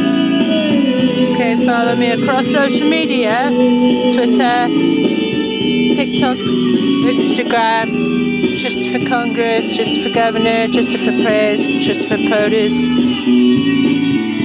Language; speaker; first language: English; native; English